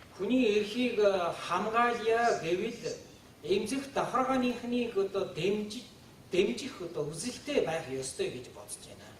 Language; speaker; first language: Mongolian; non-native, fluent; Japanese